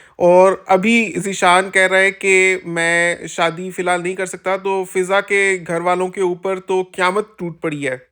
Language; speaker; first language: Urdu; native; Urdu